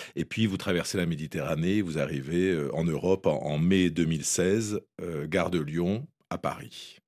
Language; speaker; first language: French; native; French